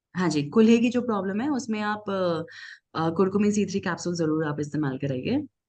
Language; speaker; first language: Hindi; native; Hindi